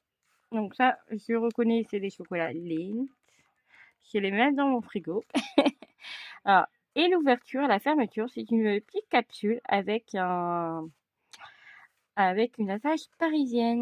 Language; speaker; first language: French; native; French